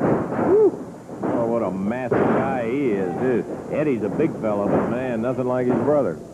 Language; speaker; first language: English; native; English